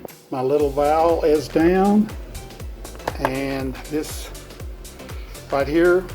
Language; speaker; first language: English; native; English